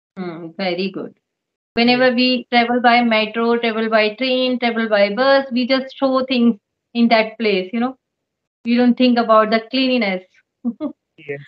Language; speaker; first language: English; non-native, local second language; Hindi